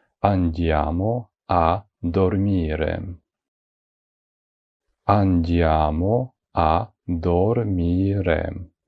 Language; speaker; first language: Italian; non-native, fluent; Ukrainian